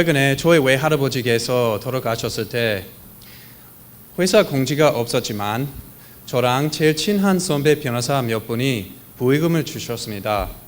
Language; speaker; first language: Korean; non-native, fluent; English